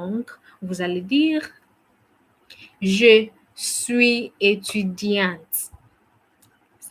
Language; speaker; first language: French; non-native, fluent; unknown